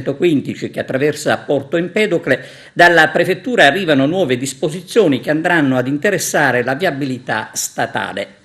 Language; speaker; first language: Italian; native; Italian